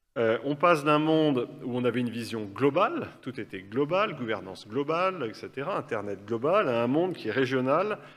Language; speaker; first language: French; native; French